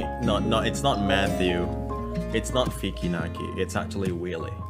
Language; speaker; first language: English; non-native, fluent; Indonesian